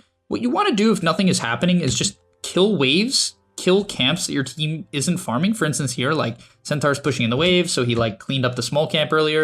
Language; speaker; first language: English; native; English